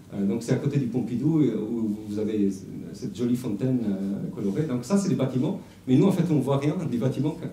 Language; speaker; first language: French; non-native, fluent; Italian